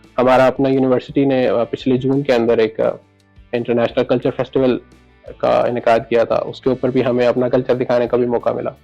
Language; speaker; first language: Urdu; non-native, local second language; Punjabi